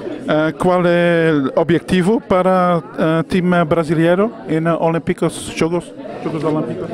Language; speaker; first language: Portuguese; non-native, learner; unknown